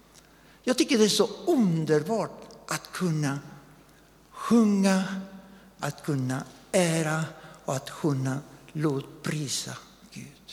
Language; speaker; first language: Swedish; non-native, fluent; Spanish